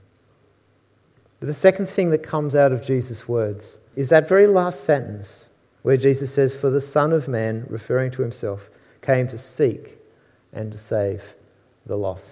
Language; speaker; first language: English; native; English